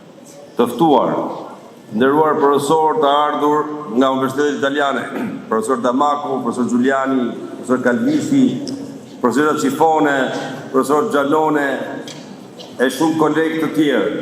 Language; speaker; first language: Albanian; native; Albanian